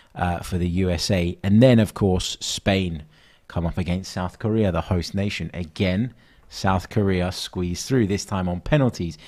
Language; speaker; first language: English; native; English